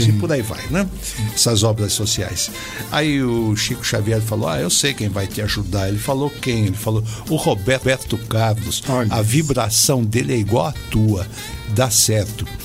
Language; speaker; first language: Portuguese; native; Portuguese